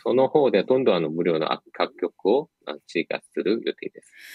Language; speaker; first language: Japanese; non-native, fluent; Korean